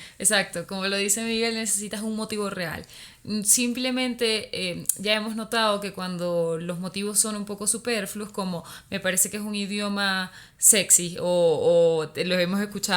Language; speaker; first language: Spanish; native; Spanish